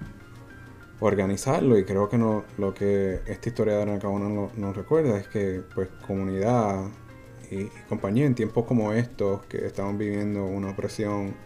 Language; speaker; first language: Spanish; native; Spanish